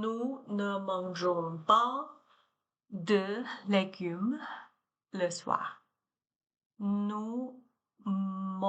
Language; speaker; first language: French; non-native, learner; Chinese